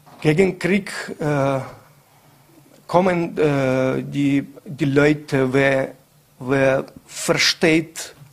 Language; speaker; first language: German; non-native, learner; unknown